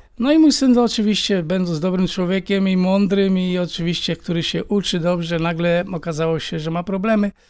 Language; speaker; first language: Polish; native; Polish